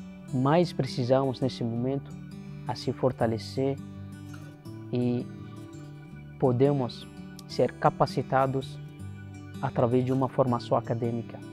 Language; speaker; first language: Portuguese; non-native, fluent; Arabic